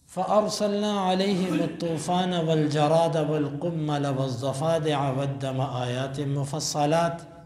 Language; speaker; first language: Urdu; non-native, local second language; Punjabi